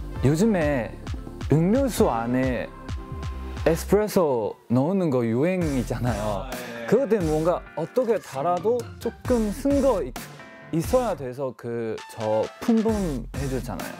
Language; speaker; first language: Korean; non-native, learner; Chinese